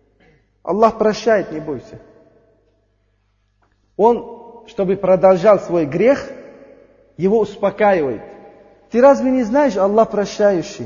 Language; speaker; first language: Russian; non-native, learner; Uzbek